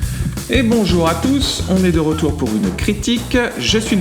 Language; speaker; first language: French; native; French